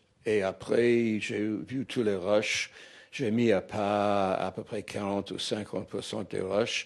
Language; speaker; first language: French; non-native, fluent; English